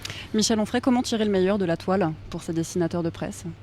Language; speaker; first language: French; native; French